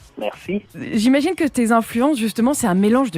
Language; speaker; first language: French; native; French